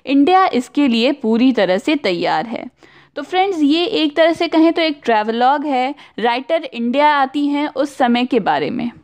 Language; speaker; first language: Hindi; native; Hindi